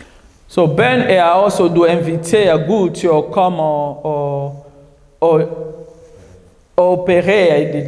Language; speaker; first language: Danish; non-native, fluent; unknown